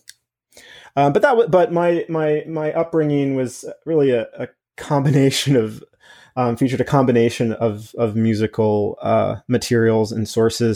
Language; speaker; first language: English; native; English